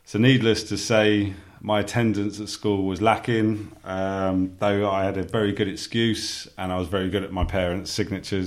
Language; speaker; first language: English; native; English